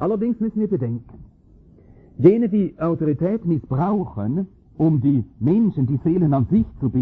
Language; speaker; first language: German; native; German